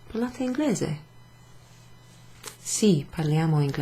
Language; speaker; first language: Italian; non-native, fluent; English